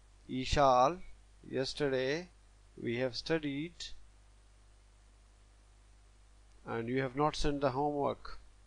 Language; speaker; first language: English; non-native, local second language; Pashto